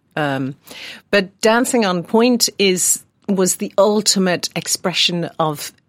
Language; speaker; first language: English; native; English